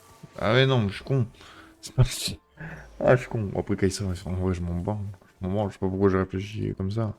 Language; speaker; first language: French; native; French